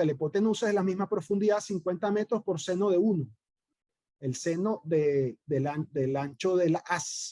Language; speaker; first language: Spanish; native; Spanish